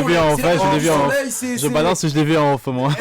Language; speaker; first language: French; native; French